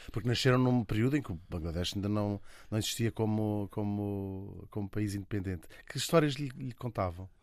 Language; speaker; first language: Portuguese; native; Portuguese